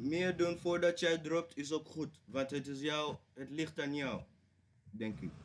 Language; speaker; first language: Dutch; non-native, learner; English